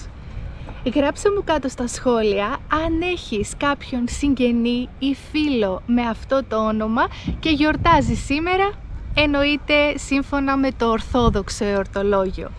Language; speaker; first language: Greek; native; Greek